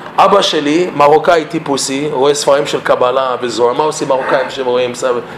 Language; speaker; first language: Hebrew; non-native, fluent; English